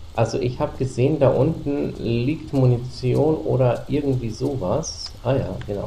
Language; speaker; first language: German; native; German